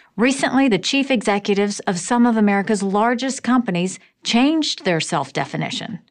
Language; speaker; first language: English; native; English